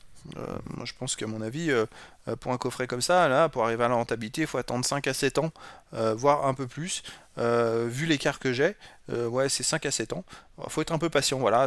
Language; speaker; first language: French; native; French